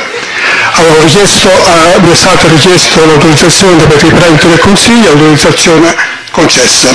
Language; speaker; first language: Italian; native; Italian